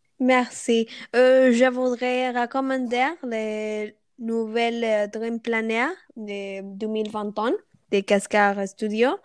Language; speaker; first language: French; non-native, learner; Spanish